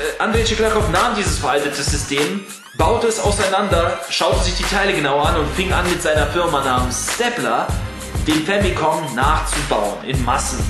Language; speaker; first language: German; early bilingual, other home language; Russian